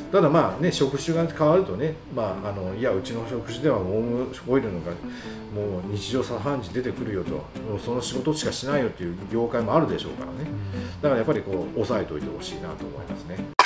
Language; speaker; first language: Japanese; native; Japanese